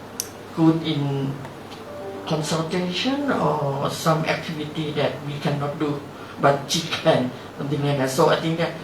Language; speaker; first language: English; non-native, learner; Thai